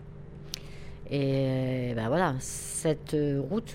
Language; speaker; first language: French; native; French